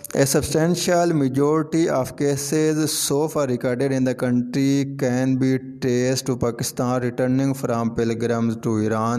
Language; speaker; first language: English; non-native, local second language; Urdu